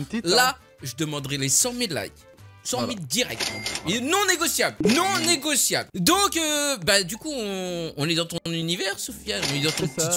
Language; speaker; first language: French; native; French